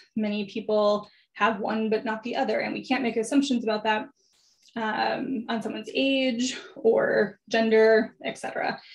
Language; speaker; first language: English; native; English